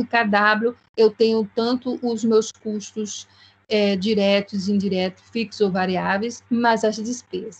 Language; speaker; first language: Portuguese; native; Portuguese